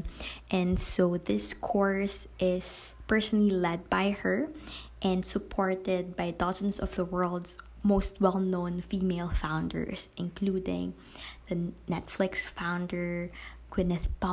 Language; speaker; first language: English; non-native, local second language; Kinaray-a